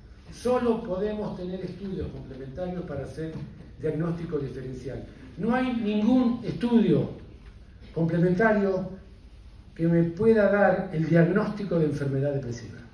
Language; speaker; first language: Spanish; native; Spanish